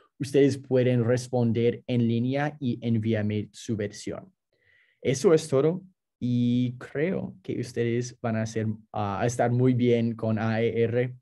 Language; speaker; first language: Spanish; non-native, fluent; English